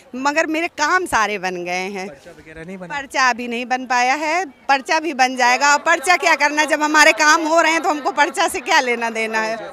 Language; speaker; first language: Hindi; native; Hindi